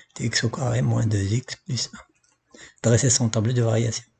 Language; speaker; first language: French; non-native, local second language; Arabic